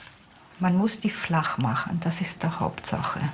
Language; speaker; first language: German; non-native, fluent; Hebrew